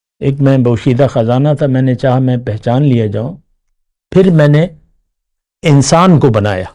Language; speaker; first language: Urdu; non-native, local second language; Pashto